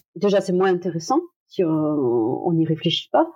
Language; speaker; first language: French; native; French